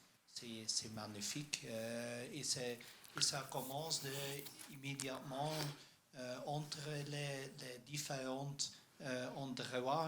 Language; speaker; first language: French; non-native, learner; Dutch